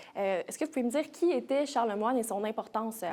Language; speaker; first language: French; native; French